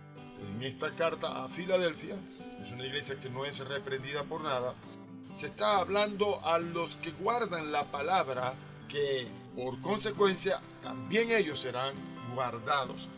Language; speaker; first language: Spanish; native; Spanish